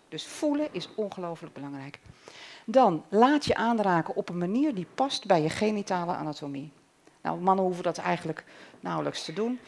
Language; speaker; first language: Dutch; native; Dutch